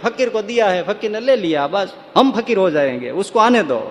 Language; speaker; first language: Hindi; non-native, local second language; Gujarati